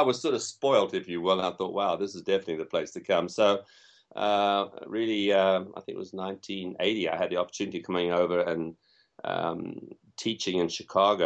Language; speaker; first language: English; native; English